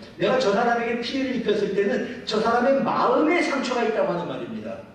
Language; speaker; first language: Korean; native; Korean